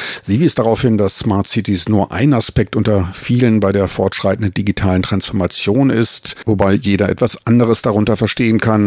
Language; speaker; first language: German; native; German